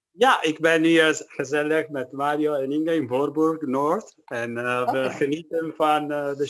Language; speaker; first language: Dutch; non-native, fluent; Italian